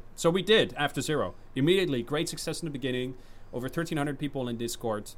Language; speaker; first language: English; non-native, fluent; Dutch